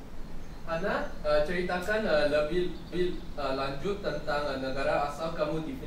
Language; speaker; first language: Indonesian; non-native, learner; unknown